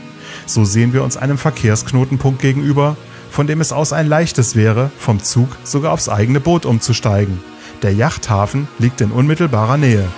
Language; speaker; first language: German; native; German